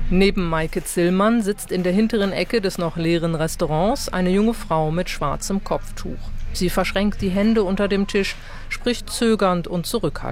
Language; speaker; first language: German; native; German